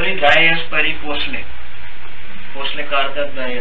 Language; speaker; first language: Bulgarian; non-native, learner; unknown